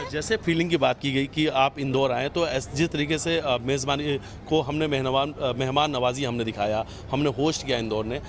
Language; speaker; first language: Hindi; native; Hindi